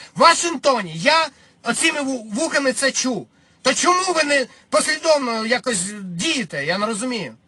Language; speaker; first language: Ukrainian; non-native, local second language; Russian